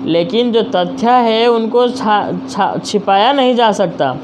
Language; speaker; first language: Hindi; non-native, local second language; Telugu